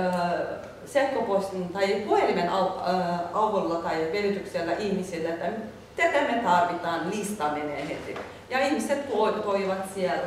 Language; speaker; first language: Finnish; non-native, fluent; Turkish